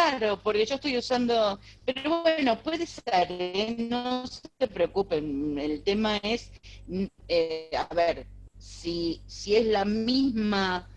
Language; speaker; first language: Spanish; native; Spanish